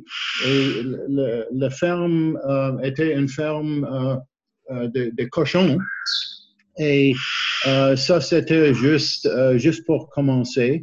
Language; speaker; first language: French; non-native, learner; English